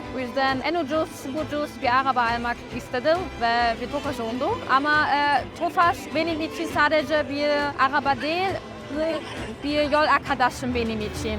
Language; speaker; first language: Turkish; non-native, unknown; German